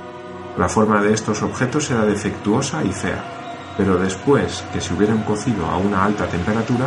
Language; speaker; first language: Spanish; native; Spanish